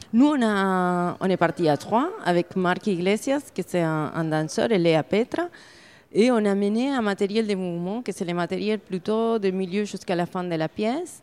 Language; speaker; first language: French; non-native, fluent; Spanish